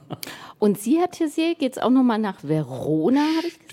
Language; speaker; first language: German; native; German